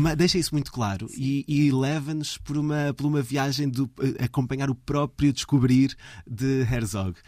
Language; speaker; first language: Portuguese; native; Portuguese